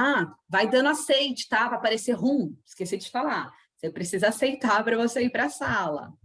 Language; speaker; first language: Portuguese; native; Portuguese